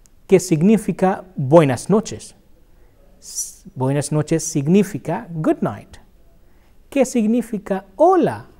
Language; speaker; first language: Spanish; non-native, fluent; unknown